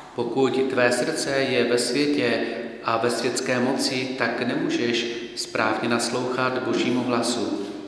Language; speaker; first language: Czech; native; Czech